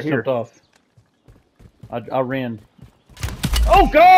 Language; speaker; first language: English; native; English